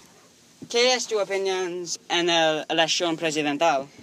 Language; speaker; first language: Spanish; non-native, learner; English